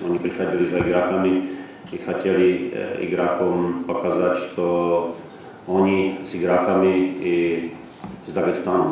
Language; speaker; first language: Russian; non-native, learner; Czech